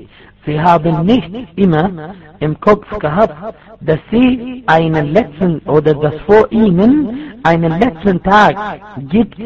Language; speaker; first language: German; non-native, fluent; Arabic